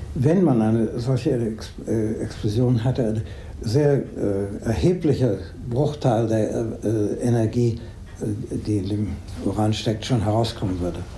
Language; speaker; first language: German; native; German